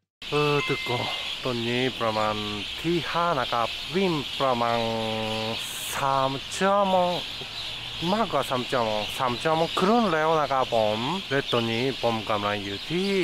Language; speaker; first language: Thai; non-native, learner; Japanese